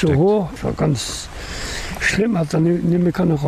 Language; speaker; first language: German; non-native, learner; French